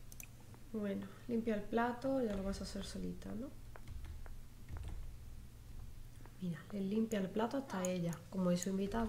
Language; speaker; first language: Spanish; native; Spanish